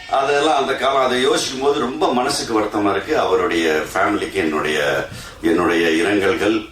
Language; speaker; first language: Tamil; early bilingual, heritage; Tamil